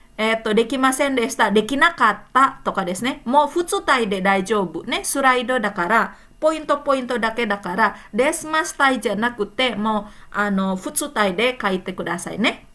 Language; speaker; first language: Japanese; non-native, fluent; Indonesian